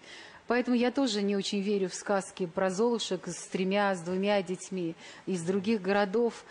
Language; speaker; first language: Russian; native; Russian